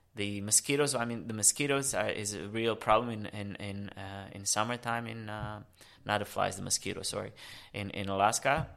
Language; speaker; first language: English; early bilingual, other home language; Romanian